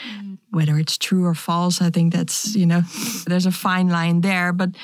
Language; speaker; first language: English; non-native, fluent; Dutch